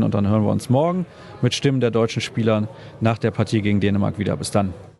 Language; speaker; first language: German; native; German